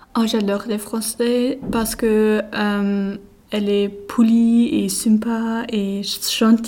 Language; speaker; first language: French; non-native, learner; German